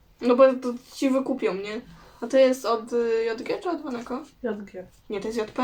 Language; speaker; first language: Polish; native; Polish